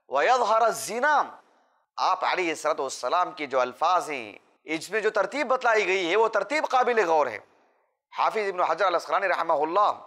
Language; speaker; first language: Urdu; native; Urdu